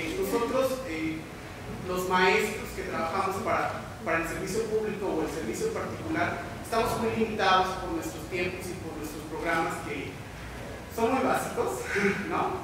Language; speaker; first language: Spanish; native; Spanish